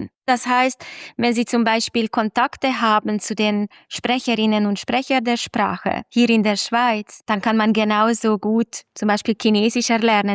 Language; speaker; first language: German; non-native, fluent; Hungarian